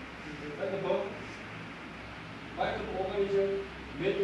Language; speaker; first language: English; non-native, learner; Korean